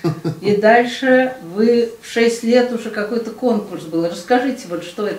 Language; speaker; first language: Russian; native; Russian